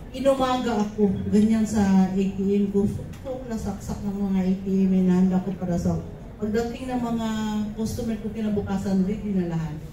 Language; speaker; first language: Filipino; non-native, local second language; Cebuano